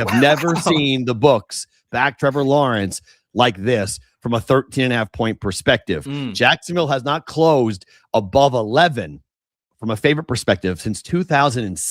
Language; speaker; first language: English; native; English